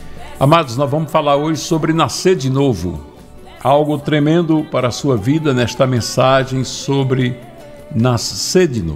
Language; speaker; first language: Portuguese; native; Portuguese